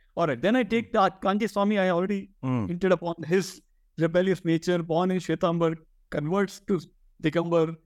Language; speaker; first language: English; non-native, local second language; Hindi